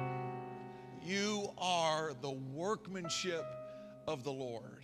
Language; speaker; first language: English; native; English